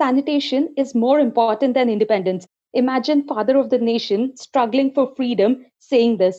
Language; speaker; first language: English; non-native, local second language; Telugu